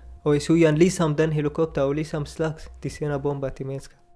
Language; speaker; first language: Danish; non-native, learner; Arabic